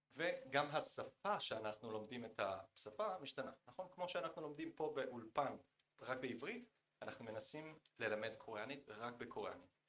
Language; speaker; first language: Hebrew; non-native, fluent; Korean